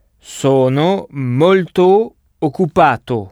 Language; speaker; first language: Italian; non-native, learner; French